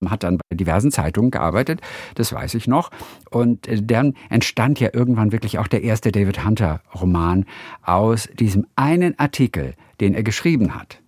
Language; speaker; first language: German; native; German